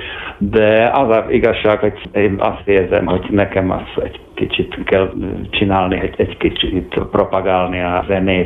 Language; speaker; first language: Hungarian; non-native, fluent; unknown